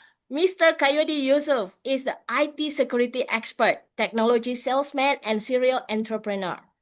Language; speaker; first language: English; non-native, fluent; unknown